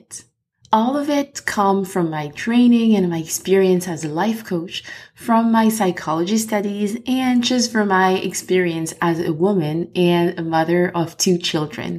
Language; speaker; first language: English; non-native, fluent; French